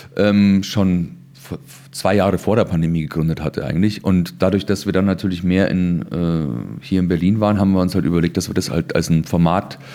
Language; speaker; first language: German; native; German